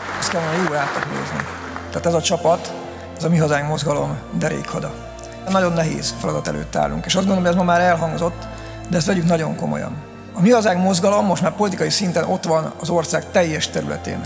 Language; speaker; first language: Hungarian; native; Hungarian